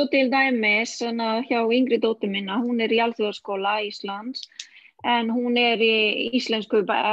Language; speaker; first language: Icelandic; non-native, learner; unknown